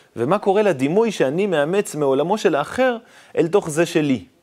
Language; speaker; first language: Hebrew; native; Hebrew